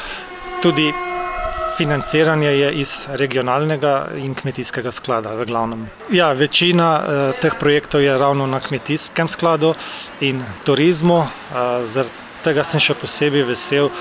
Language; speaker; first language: Slovenian; native; Slovenian